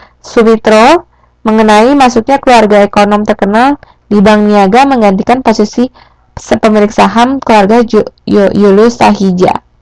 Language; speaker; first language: Indonesian; native; Indonesian